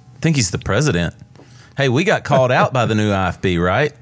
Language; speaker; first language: English; native; English